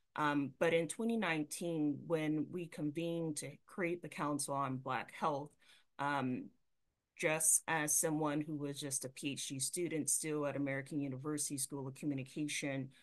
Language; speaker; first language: English; native; English